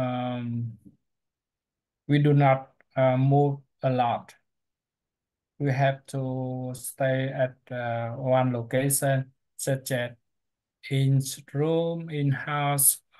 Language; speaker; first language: English; non-native, learner; Vietnamese